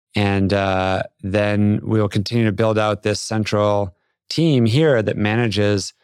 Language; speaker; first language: English; native; English